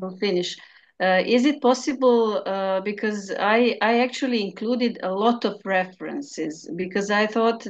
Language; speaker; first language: English; non-native, fluent; Serbian